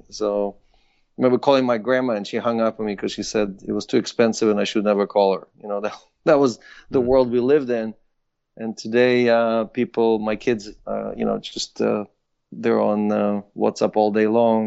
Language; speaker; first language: English; non-native, fluent; Hebrew